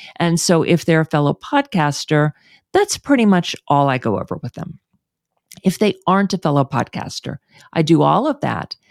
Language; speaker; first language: English; native; English